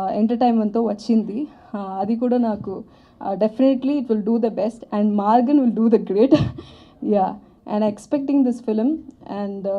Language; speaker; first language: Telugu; non-native, learner; Tamil